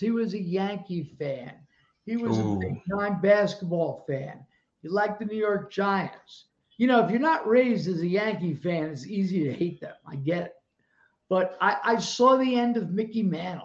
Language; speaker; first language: English; native; English